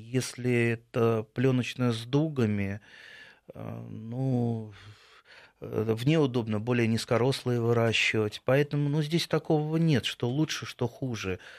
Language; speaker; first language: Russian; native; Russian